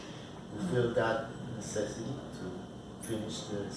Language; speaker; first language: English; non-native, learner; Spanish